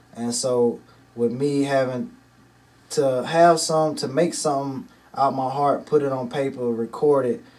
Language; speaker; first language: English; native; English